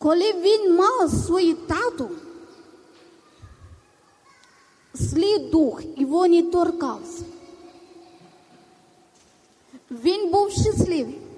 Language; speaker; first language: Ukrainian; non-native, learner; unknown